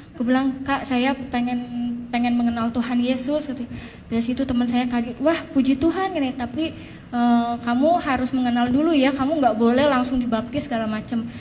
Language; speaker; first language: Indonesian; native; Indonesian